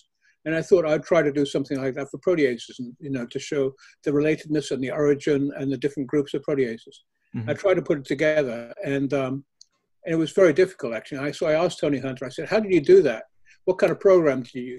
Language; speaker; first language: English; native; English